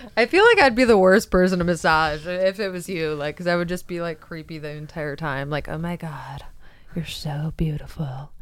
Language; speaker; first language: English; native; English